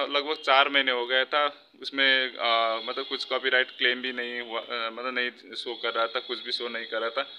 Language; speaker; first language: Hindi; non-native, local second language; Nepali